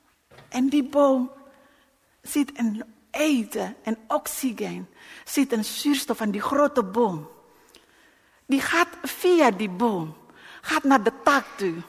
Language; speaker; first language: Dutch; non-native, learner; Indonesian